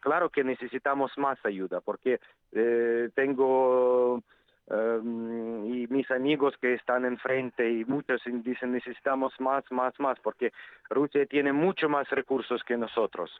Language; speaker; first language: Spanish; non-native, fluent; Ukrainian